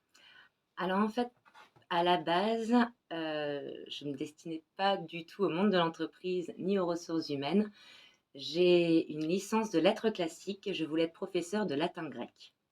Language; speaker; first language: French; native; French